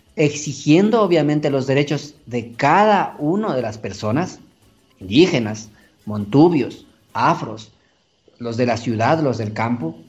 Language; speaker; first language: Spanish; native; Spanish